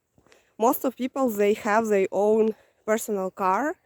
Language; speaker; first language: English; non-native, fluent; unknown